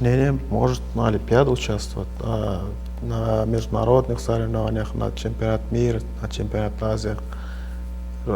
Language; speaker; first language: Russian; non-native, fluent; Turkmen